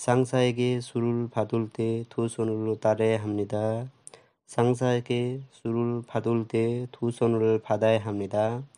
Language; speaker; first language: Korean; non-native, learner; Nepali